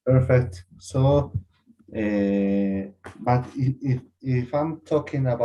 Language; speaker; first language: English; non-native, learner; Spanish